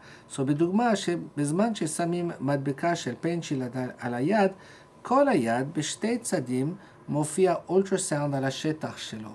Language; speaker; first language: Hebrew; non-native, fluent; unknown